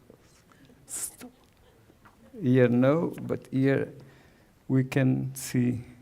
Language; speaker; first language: English; non-native, learner; Portuguese